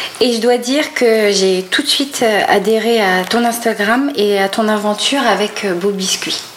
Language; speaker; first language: French; native; French